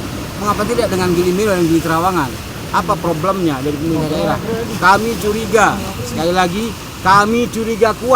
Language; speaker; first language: Indonesian; native; Indonesian